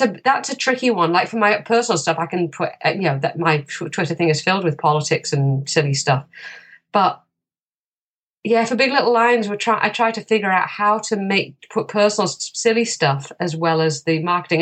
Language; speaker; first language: English; native; English